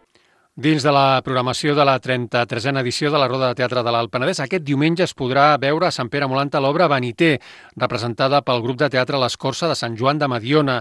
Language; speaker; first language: Catalan; native; Catalan